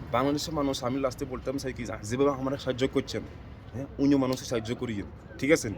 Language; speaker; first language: Bangla; non-native, fluent; Zulu